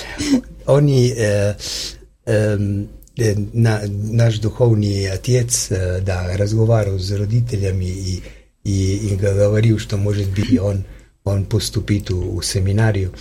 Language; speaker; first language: Ukrainian; non-native, learner; Polish